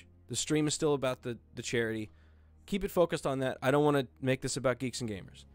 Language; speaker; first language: English; native; English